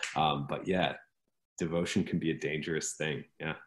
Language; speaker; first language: English; native; English